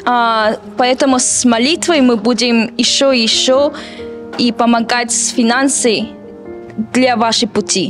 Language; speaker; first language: Russian; non-native, learner; Korean